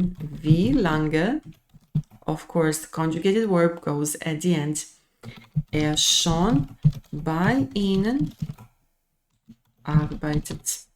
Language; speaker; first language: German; non-native, fluent; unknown